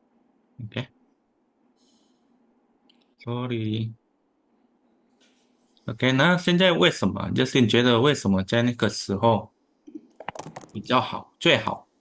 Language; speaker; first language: Chinese; non-native, fluent; Indonesian